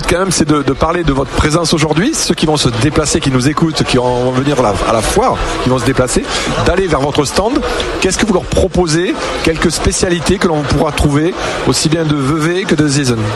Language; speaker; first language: French; native; French